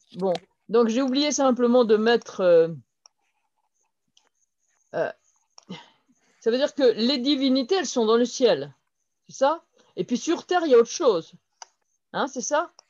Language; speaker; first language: French; non-native, fluent; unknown